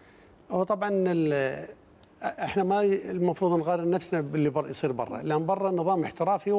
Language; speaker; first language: Arabic; native; Arabic